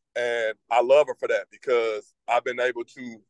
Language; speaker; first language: English; native; English